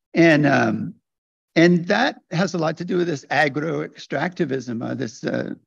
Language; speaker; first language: English; native; English